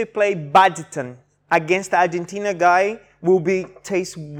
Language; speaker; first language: English; non-native, fluent; Portuguese